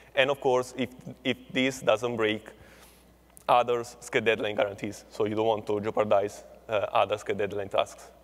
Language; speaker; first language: English; non-native, fluent; Italian